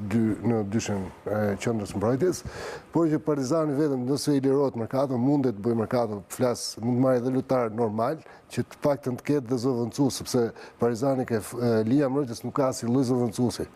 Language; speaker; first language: Albanian; native; Albanian